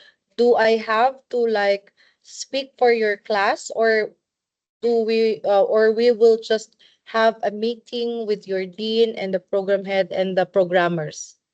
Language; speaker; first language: English; non-native, local second language; Cebuano